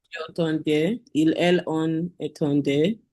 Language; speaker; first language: French; non-native, learner; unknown